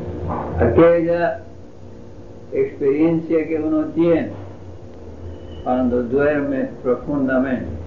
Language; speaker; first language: Spanish; non-native, fluent; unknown